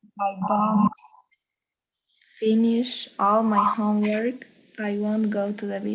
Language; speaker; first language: English; non-native, learner; Spanish